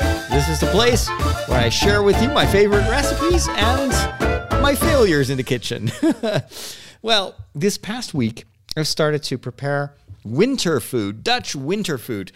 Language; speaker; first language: English; non-native, fluent; Dutch